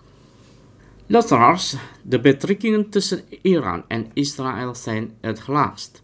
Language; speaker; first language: Dutch; non-native, fluent; Indonesian